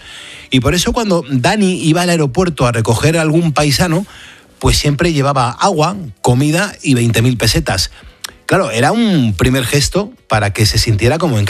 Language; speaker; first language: Spanish; native; Spanish